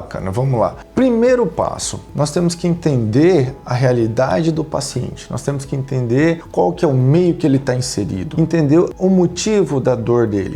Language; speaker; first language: Portuguese; native; Portuguese